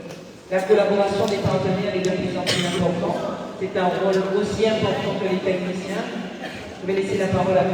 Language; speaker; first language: French; native; French